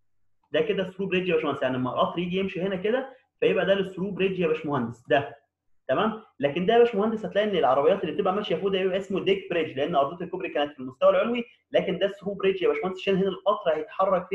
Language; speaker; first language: Arabic; native; Arabic